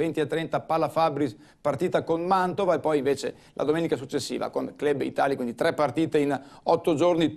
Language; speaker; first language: Italian; native; Italian